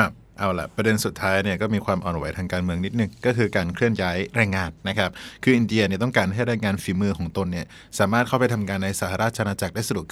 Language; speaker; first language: Thai; native; Thai